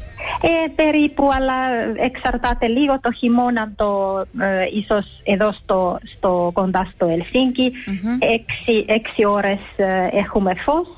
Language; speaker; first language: Greek; early bilingual, heritage; Greek